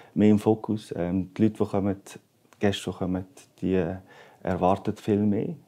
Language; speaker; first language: German; native; German